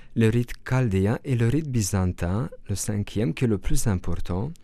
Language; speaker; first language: French; non-native, fluent; Romanian